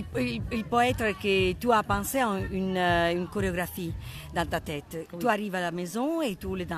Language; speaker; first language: French; non-native, learner; Italian